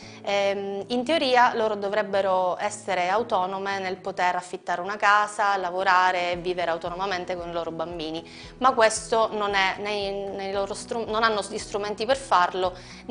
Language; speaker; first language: Italian; native; Italian